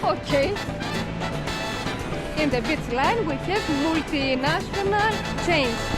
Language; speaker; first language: English; non-native, learner; Greek